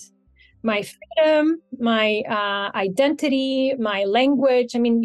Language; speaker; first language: English; non-native, fluent; Ukrainian